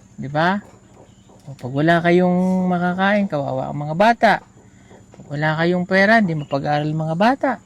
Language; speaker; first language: Filipino; native; Filipino